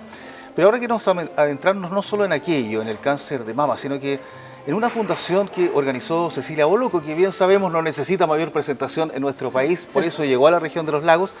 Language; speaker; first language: Spanish; native; Spanish